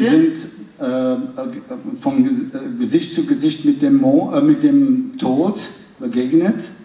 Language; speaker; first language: German; non-native, fluent; Kurdish